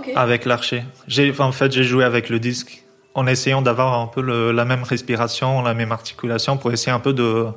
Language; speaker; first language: French; non-native, fluent; Portuguese